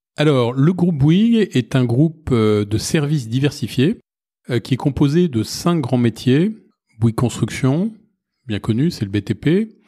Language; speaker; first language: French; native; French